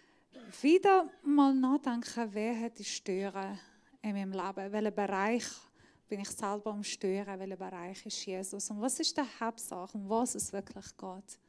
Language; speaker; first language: German; non-native, fluent; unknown